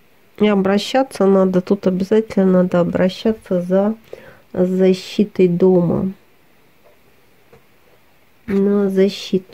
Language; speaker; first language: Russian; native; Russian